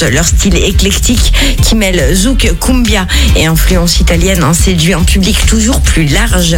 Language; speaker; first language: French; native; French